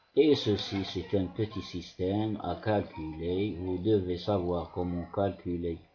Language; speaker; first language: French; non-native, local second language; Arabic